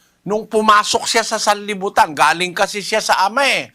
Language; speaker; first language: Filipino; native; Filipino